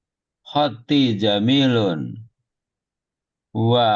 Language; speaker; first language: Arabic; non-native, learner; Indonesian